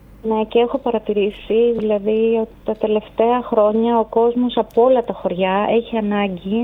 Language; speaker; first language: Greek; native; Greek